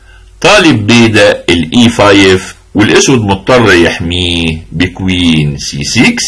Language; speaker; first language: Arabic; native; Arabic